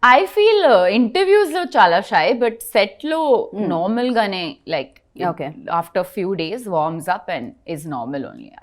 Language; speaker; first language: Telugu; non-native, learner; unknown